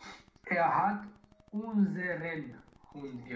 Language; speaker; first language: German; non-native, learner; Romanian